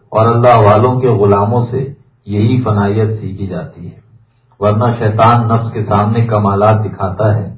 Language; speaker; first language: Urdu; native; Urdu